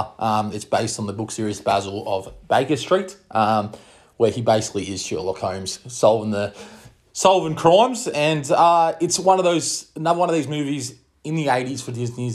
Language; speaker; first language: English; native; English